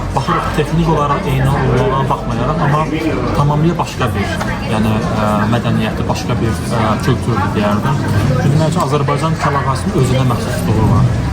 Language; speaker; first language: Azerbaijani; native; Azerbaijani